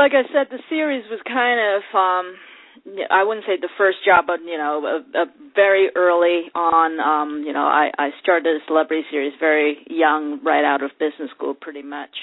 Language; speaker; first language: English; non-native, local second language; Cantonese